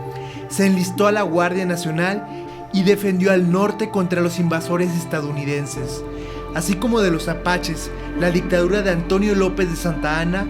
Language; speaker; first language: Spanish; native; Spanish